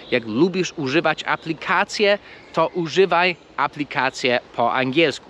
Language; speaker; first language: Polish; non-native, fluent; English